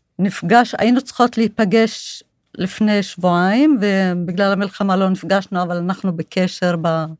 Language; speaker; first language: Hebrew; non-native, local second language; Arabic